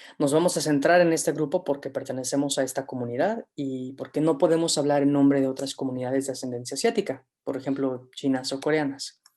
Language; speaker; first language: Spanish; native; Spanish